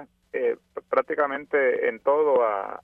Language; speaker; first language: Spanish; native; Spanish